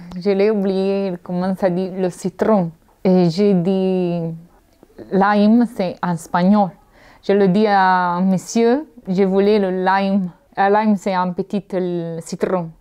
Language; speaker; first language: French; non-native, learner; Italian